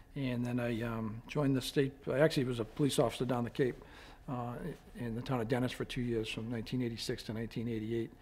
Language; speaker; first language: English; native; English